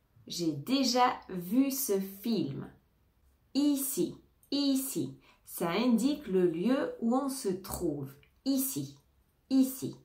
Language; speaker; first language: French; native; French